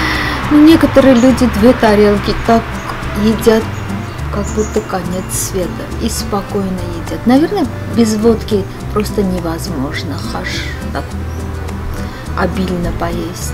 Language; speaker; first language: Russian; non-native, fluent; Armenian